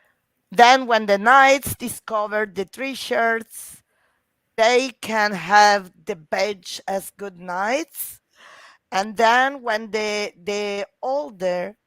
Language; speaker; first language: English; non-native, fluent; Italian